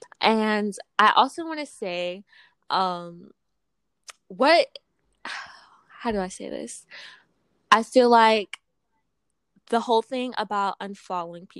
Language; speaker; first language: English; native; English